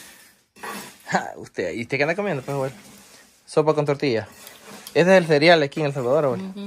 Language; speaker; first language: Spanish; native; Spanish